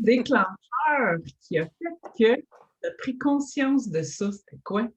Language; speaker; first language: French; native; French